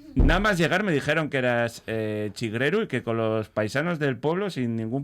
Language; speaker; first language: Spanish; native; Spanish